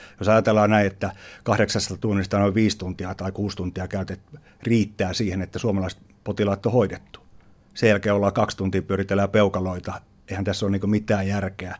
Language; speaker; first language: Finnish; native; Finnish